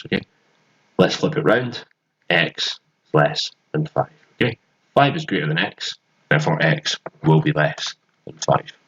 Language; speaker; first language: English; native; English